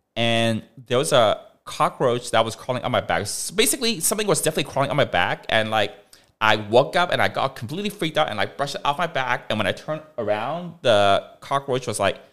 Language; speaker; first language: English; non-native, local second language; Cantonese